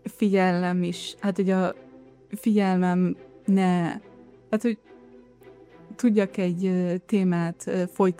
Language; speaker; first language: Hungarian; non-native, fluent; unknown